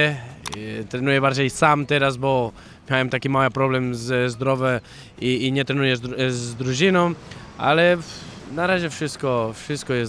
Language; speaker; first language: Polish; non-native, fluent; Catalan